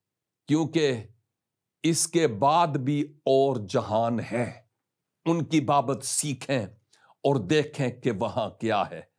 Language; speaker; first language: Urdu; native; Urdu